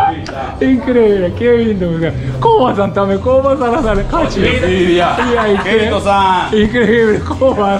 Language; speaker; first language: Spanish; non-native, learner; Japanese